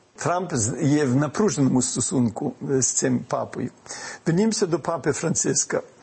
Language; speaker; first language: Ukrainian; early bilingual, heritage; Ukrainian